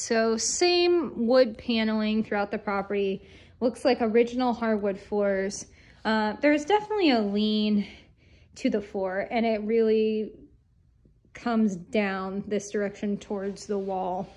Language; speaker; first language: English; native; English